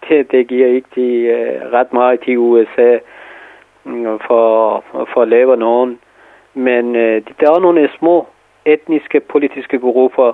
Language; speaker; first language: Danish; non-native, fluent; Persian